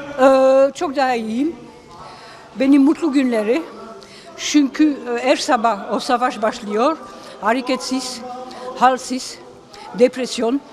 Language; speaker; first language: Turkish; early bilingual, heritage; Turkish